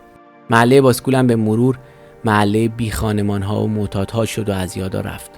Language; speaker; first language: Persian; native; Persian